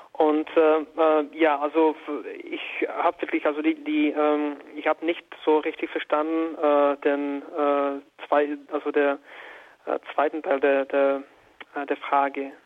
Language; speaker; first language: German; non-native, fluent; Czech